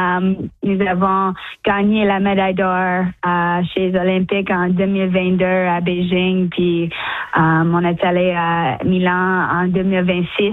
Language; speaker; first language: French; non-native, local second language; English